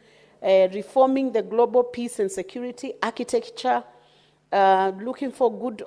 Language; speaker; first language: English; non-native, local second language; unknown